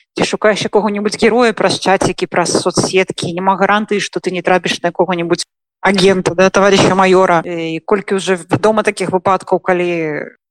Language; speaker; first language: Belarusian; non-native, local second language; Russian